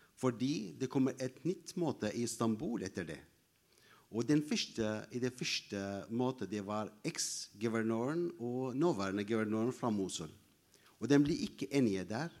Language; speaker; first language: Norwegian; non-native, fluent; Arabic